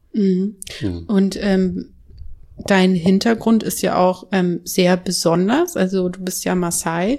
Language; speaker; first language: German; native; German